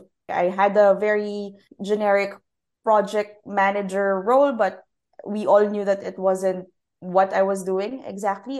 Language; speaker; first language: English; non-native, local second language; Filipino